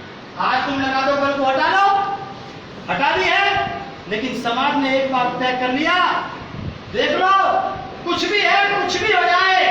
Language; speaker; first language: Hindi; native; Hindi